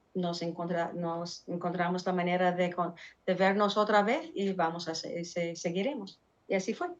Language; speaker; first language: Spanish; non-native, fluent; Arabic